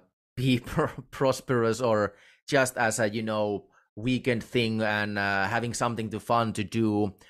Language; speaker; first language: English; non-native, fluent; Finnish